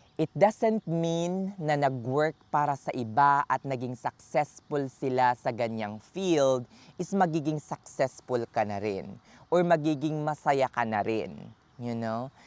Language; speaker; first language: Filipino; native; Filipino